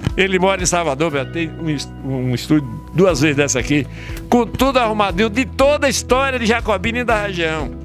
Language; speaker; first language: Portuguese; early bilingual, other home language; Italian